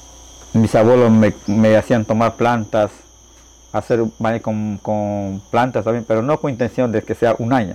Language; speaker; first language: Spanish; non-native, local second language; Shipibo-Conibo